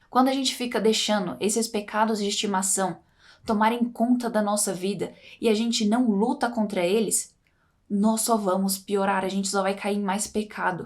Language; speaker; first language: Portuguese; native; Portuguese